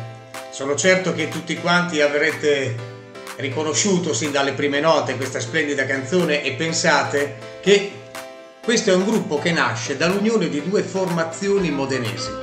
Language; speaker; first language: Italian; native; Italian